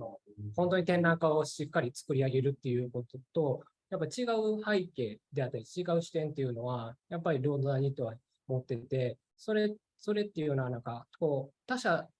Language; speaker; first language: Japanese; native; Japanese